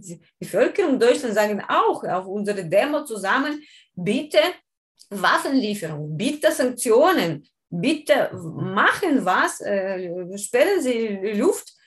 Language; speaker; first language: German; non-native, learner; Ukrainian